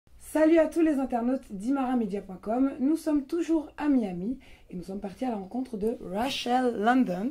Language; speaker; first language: French; native; French